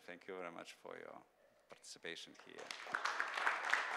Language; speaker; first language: English; non-native, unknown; Lithuanian